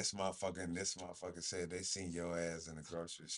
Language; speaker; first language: English; native; English